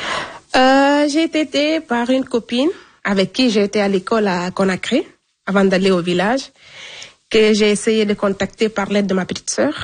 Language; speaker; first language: French; non-native, local second language; Fula